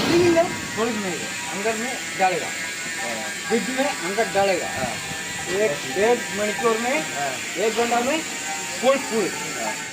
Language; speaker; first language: Hindi; non-native, learner; Bangla